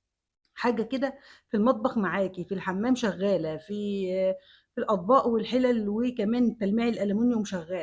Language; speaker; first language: Arabic; native; Arabic